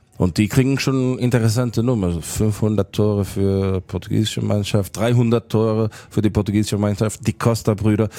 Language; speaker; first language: German; non-native, fluent; Portuguese